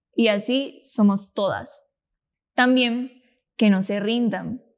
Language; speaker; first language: Spanish; native; Spanish